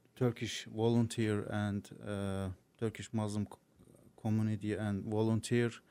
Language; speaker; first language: English; non-native, learner; Turkish